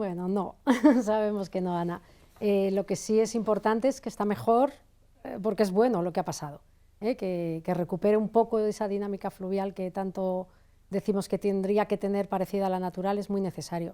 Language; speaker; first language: Spanish; native; Spanish